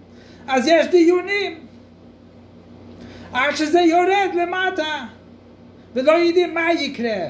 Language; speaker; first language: Hebrew; non-native, fluent; English